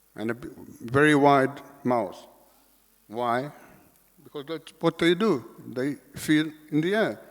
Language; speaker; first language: English; non-native, fluent; Hebrew